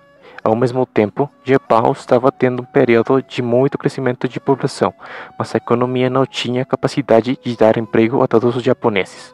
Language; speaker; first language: Portuguese; non-native, learner; Spanish